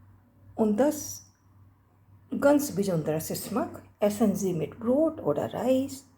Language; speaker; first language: German; non-native, learner; Hindi